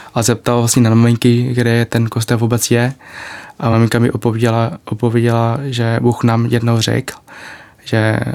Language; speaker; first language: Czech; non-native, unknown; Vietnamese